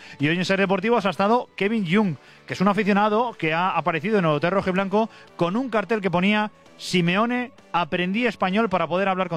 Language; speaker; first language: Spanish; native; Spanish